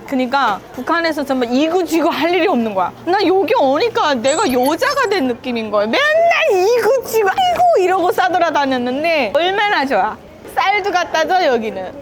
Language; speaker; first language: Korean; native; Korean